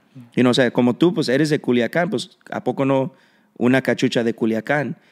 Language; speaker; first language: Spanish; early bilingual, heritage; Spanish